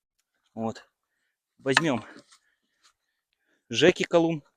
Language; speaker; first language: Russian; native; Russian